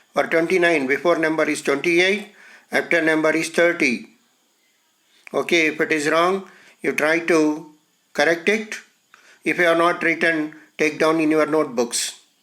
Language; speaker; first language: English; non-native, local second language; Telugu